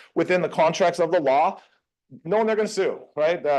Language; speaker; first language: English; native; English